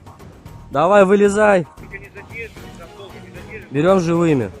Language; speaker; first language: Russian; native; Russian